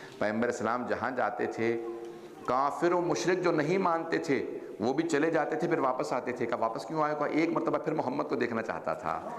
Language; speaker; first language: Urdu; native; Urdu